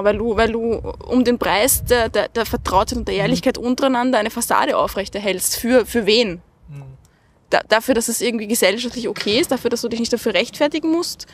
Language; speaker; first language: German; native; German